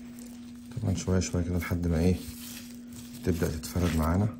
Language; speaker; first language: Arabic; native; Arabic